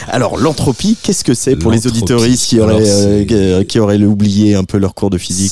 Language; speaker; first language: French; native; French